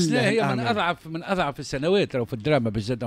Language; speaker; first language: Arabic; native; Arabic